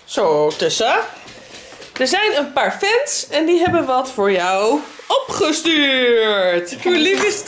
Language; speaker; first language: Dutch; native; Dutch